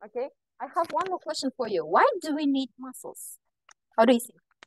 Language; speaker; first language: English; non-native, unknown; Kazakh